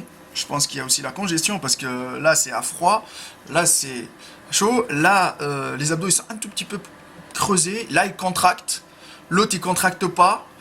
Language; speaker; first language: French; native; French